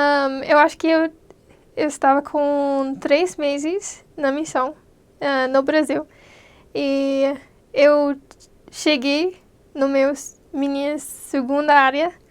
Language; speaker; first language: Portuguese; non-native, fluent; English